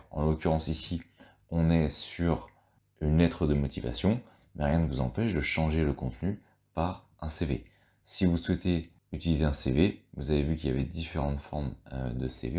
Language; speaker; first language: French; native; French